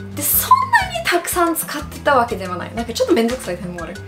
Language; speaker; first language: Japanese; non-native, fluent; English